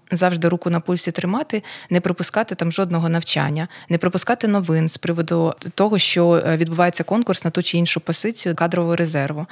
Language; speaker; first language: Ukrainian; non-native, local second language; Russian